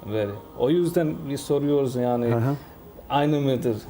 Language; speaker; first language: Turkish; non-native, fluent; Albanian